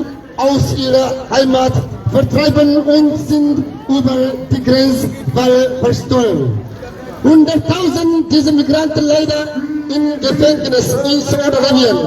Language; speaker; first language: German; non-native, learner; Oromo